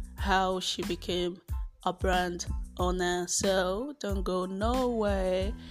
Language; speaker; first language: English; non-native, local second language; Bini